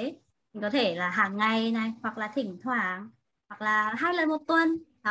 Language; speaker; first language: Vietnamese; native; Vietnamese